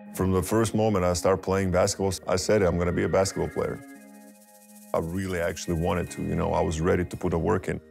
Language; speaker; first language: English; non-native, fluent; Lithuanian